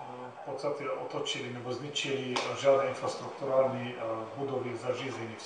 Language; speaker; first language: Czech; non-native, fluent; Arabic